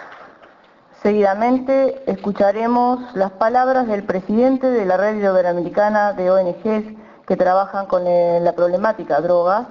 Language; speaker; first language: Spanish; native; Spanish